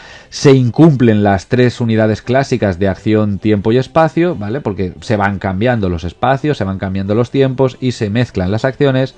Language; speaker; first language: Spanish; native; Spanish